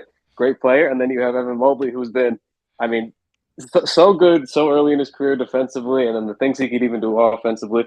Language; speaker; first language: English; native; English